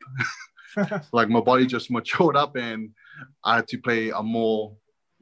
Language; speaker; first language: English; native; English